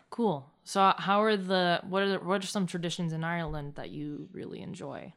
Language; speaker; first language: English; early bilingual, other home language; Russian